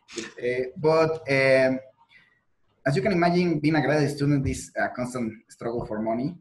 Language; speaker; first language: English; non-native, fluent; Spanish